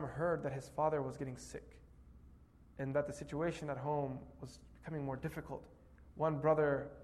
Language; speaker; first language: English; native; English